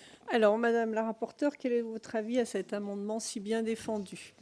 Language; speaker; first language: French; native; French